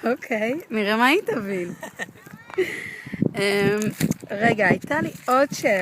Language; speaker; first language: Hebrew; native; Hebrew